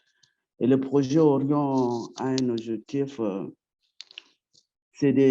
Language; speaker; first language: French; early bilingual, other home language; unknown